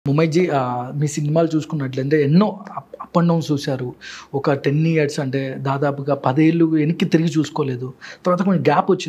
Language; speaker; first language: Telugu; native; Telugu